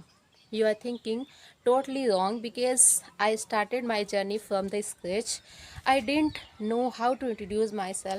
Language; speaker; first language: English; non-native, learner; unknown